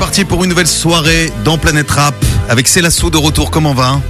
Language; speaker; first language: French; native; French